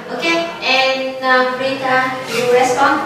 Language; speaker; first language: English; non-native, learner; Vietnamese